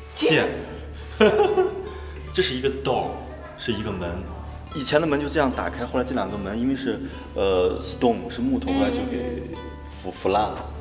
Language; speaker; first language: Chinese; native; Chinese